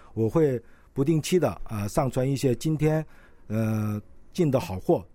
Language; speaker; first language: Chinese; non-native, local second language; Korean